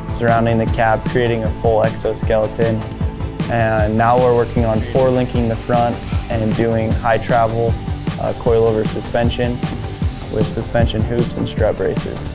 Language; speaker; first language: English; native; English